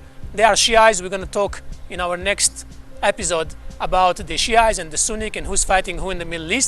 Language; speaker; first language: English; non-native, fluent; Hebrew